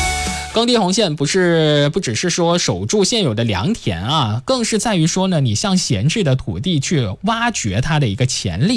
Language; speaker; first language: Chinese; native; Chinese